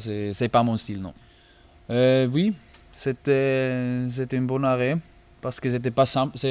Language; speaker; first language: French; non-native, learner; German